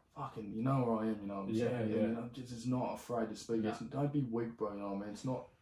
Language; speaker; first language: English; native; English